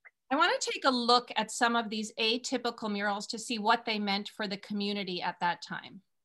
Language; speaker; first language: English; early bilingual, other home language; Spanish